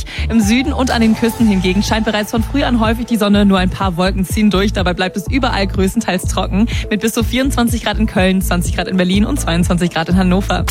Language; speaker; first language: German; native; German